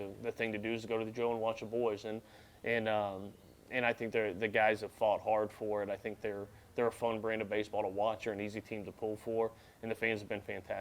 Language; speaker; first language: English; native; English